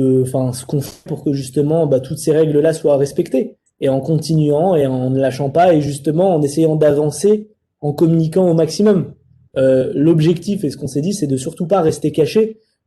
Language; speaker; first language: French; native; French